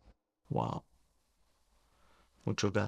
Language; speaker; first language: Spanish; early bilingual, heritage; Spanish